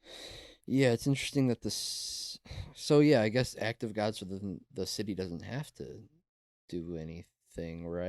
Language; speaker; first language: English; native; English